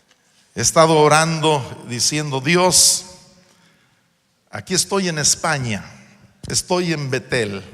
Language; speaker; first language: Spanish; non-native, local second language; English